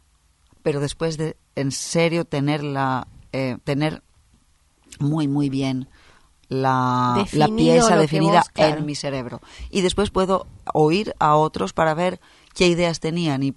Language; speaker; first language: Spanish; non-native, fluent; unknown